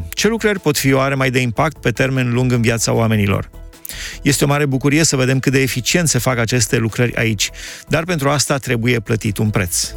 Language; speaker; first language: Romanian; native; Romanian